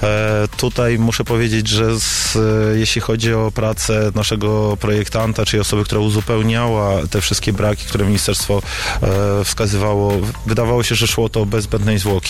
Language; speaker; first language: Polish; native; Polish